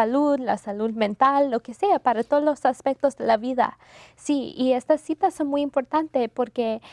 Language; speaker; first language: Spanish; non-native, fluent; English